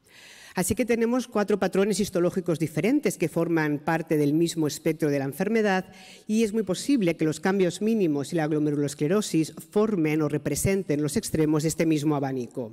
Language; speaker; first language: Spanish; native; Spanish